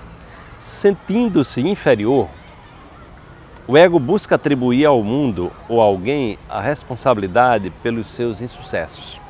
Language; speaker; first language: Portuguese; native; Portuguese